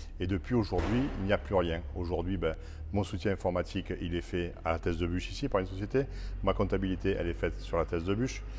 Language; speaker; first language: French; native; French